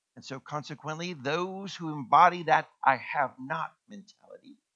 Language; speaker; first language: English; native; English